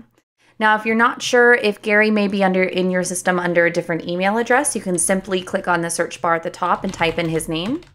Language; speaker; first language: English; native; English